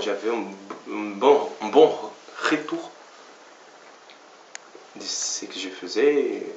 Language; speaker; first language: French; non-native, fluent; Portuguese